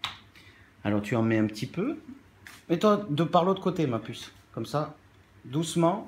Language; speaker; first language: French; native; French